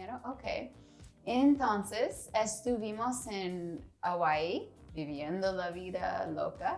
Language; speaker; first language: Spanish; non-native, learner; English